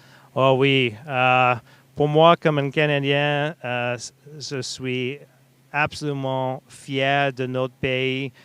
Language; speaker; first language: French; non-native, learner; English